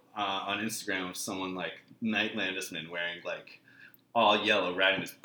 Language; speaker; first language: English; native; English